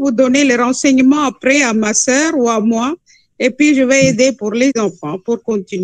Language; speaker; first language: French; non-native, fluent; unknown